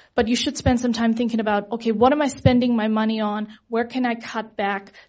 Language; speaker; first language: English; non-native, fluent; German